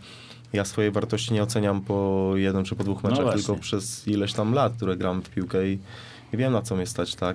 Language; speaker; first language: Polish; native; Polish